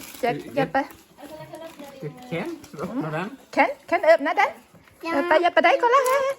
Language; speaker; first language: Swedish; non-native, learner; Thai